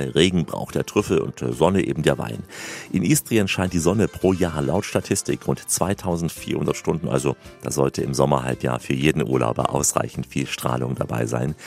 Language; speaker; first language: German; native; German